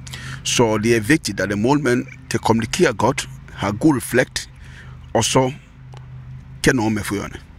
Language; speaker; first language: Danish; non-native, fluent; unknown